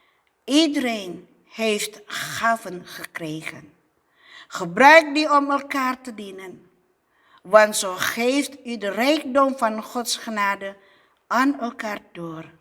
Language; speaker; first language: Dutch; non-native, fluent; Indonesian